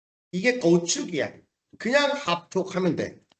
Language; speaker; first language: Korean; native; Korean